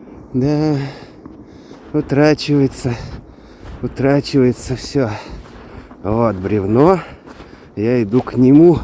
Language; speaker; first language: Russian; native; Russian